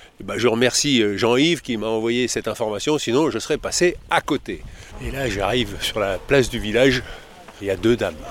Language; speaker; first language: French; native; French